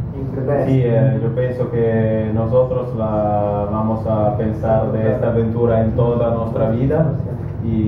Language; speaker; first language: Spanish; non-native, learner; Italian